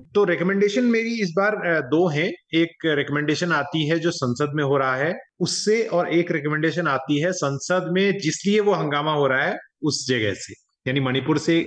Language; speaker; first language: Hindi; native; Hindi